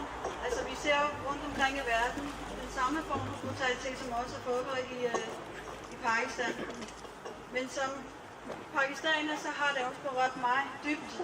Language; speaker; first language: Danish; early bilingual, other home language; Urdu